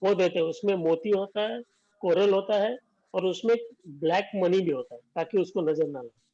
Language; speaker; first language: Hindi; non-native, local second language; Marathi